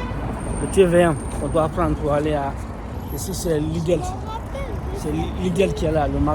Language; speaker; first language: French; native; French